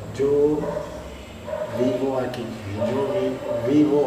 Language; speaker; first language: Spanish; non-native, learner; Haitian Creole